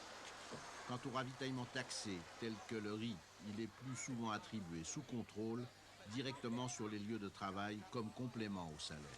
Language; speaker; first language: French; native; French